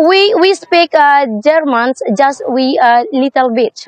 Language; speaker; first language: English; non-native, learner; Indonesian